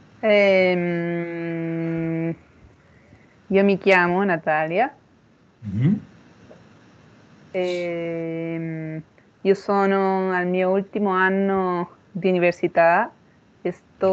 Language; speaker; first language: Italian; non-native, learner; Spanish